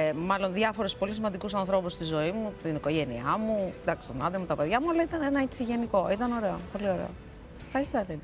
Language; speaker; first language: Greek; early bilingual, other home language; Russian